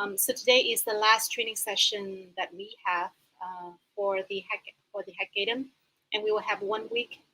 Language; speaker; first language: English; non-native, fluent; Vietnamese